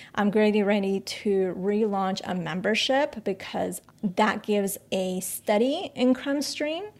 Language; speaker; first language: English; native; English